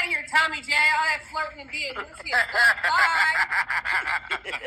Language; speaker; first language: English; native; English